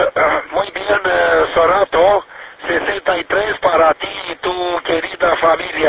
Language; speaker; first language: Spanish; non-native, learner; Romanian